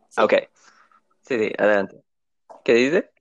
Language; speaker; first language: Spanish; non-native, learner; English